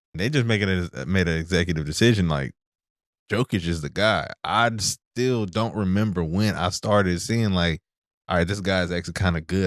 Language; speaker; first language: English; native; English